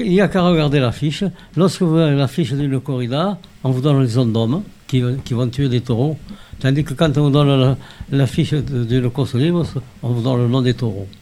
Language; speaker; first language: French; native; French